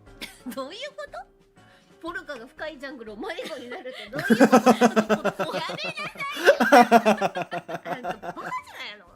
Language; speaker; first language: Japanese; native; Japanese